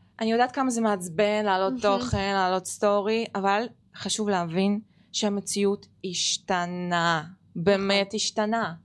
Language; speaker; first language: Hebrew; non-native, fluent; Russian